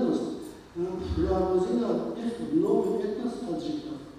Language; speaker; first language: Russian; non-native, local second language; Tajik